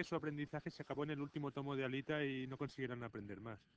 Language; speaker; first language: Spanish; native; Spanish